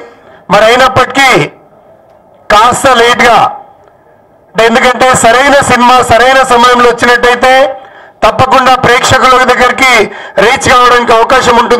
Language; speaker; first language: Telugu; native; Telugu